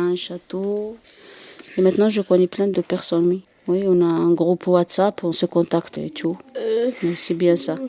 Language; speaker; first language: French; non-native, fluent; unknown